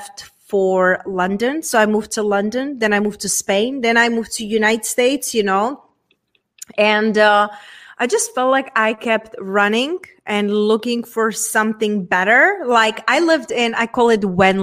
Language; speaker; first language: English; non-native, fluent; Czech